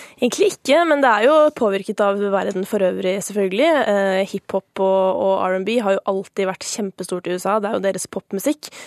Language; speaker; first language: Norwegian; native; Norwegian